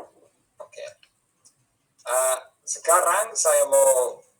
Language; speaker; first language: Indonesian; non-native, fluent; English